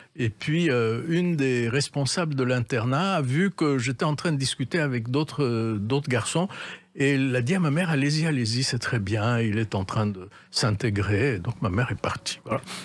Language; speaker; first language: French; native; French